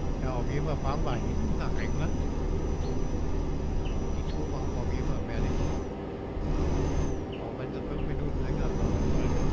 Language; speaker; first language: German; native; German